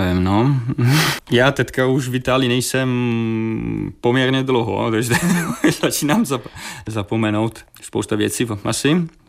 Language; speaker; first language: Czech; non-native, fluent; Italian